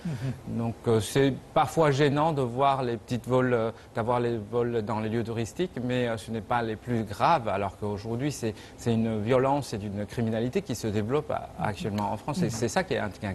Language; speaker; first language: French; non-native, fluent; Chinese